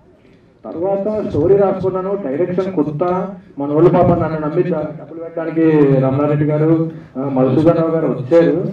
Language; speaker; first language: Telugu; native; Telugu